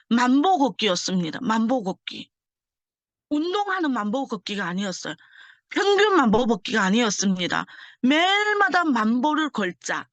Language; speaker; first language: Korean; early bilingual, heritage; Korean